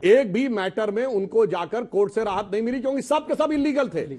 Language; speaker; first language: Hindi; native; Hindi